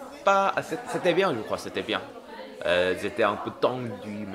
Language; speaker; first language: French; non-native, learner; Korean